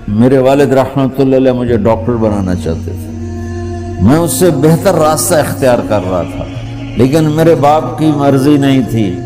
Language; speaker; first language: Urdu; non-native, local second language; Punjabi